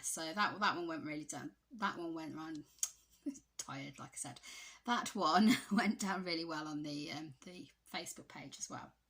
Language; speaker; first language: English; native; English